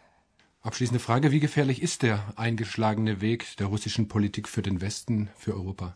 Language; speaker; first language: German; native; German